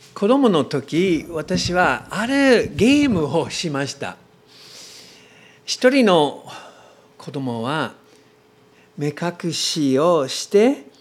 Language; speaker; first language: Japanese; non-native, learner; English